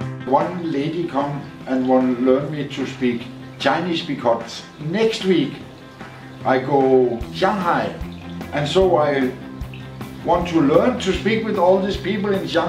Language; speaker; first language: English; non-native, learner; Danish